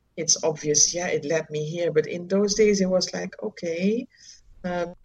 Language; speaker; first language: English; non-native, fluent; Dutch